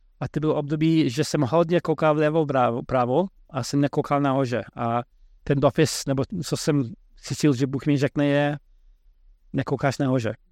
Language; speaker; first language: Czech; non-native, fluent; English